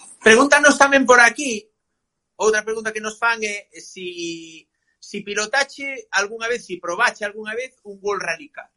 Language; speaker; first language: Galician; native; Galician